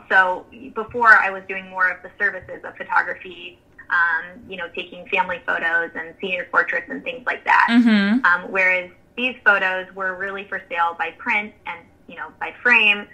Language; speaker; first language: English; native; English